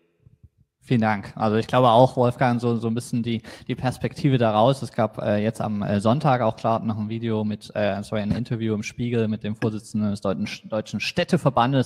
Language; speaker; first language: German; native; German